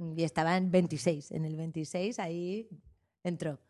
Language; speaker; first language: Spanish; native; Spanish